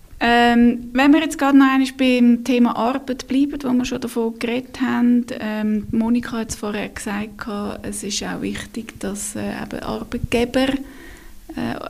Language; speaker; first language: German; native; German